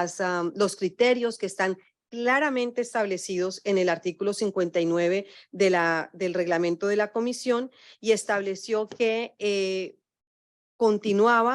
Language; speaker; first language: Spanish; native; Spanish